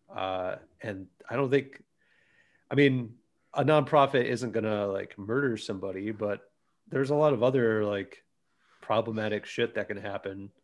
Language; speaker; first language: English; early bilingual, other home language; Greek